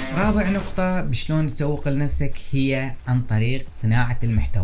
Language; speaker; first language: Arabic; native; Arabic